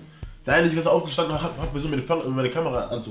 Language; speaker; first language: German; early bilingual, other home language; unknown